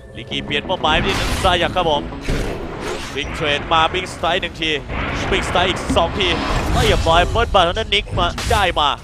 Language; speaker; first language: Thai; native; Thai